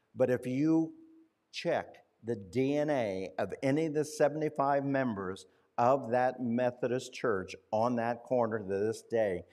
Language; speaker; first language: English; native; English